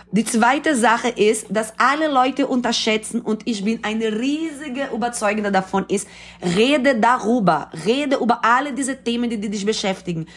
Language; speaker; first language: German; non-native, fluent; Portuguese